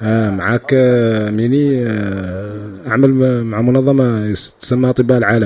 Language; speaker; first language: Arabic; native; Arabic